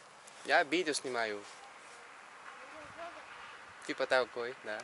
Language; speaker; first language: Russian; non-native, learner; Spanish